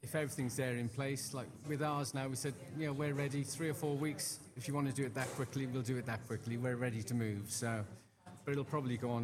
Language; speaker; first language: English; native; English